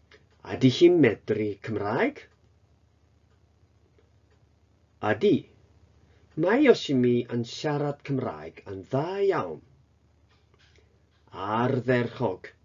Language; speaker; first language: Welsh; non-native, fluent; Japanese